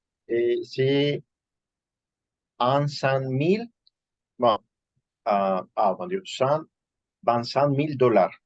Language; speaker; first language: French; non-native, learner; Spanish